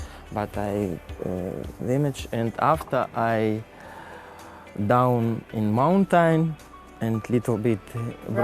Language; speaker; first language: English; non-native, learner; Russian